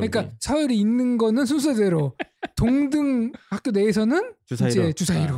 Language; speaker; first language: Korean; native; Korean